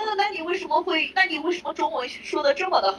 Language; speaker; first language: Chinese; native; Chinese